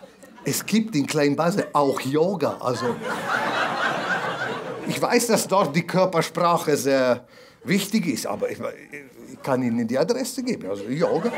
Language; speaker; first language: German; non-native, fluent; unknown